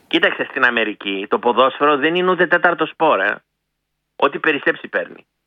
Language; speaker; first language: Greek; early bilingual, heritage; Greek